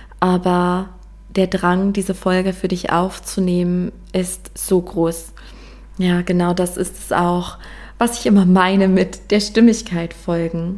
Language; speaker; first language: German; native; German